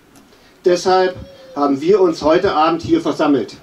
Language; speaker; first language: German; native; German